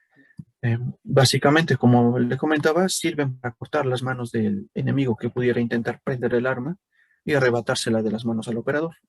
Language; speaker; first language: Spanish; native; Spanish